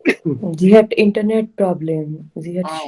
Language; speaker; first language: German; non-native, learner; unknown